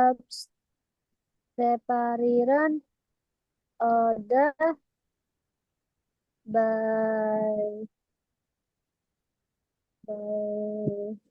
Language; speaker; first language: German; non-native, learner; Indonesian